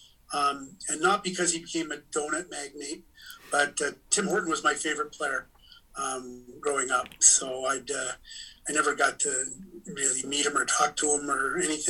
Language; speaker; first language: English; native; English